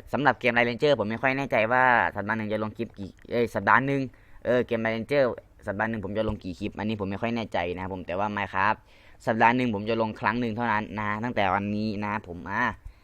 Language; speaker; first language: Thai; non-native, local second language; Lao